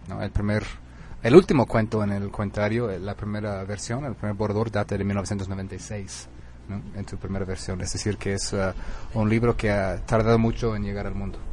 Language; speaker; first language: Spanish; non-native, fluent; English